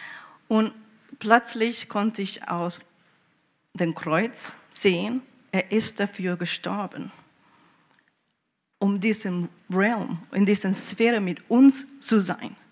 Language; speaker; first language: German; early bilingual, heritage; German